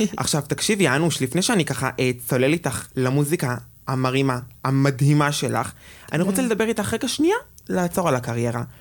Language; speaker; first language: Hebrew; native; Hebrew